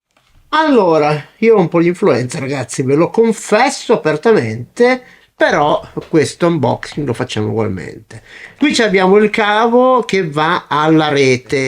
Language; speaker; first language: Italian; native; Italian